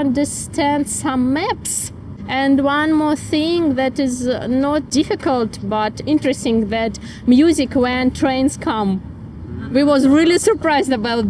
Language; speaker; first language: English; non-native, learner; Russian